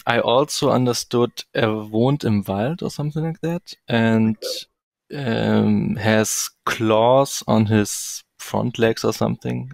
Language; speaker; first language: English; non-native, fluent; German